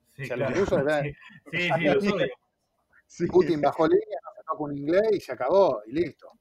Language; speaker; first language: Spanish; native; Spanish